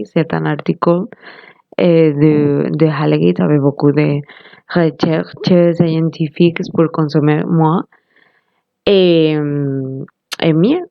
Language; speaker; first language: French; non-native, learner; Spanish